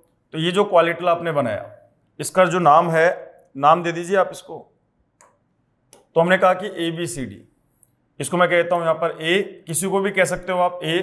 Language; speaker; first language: Hindi; native; Hindi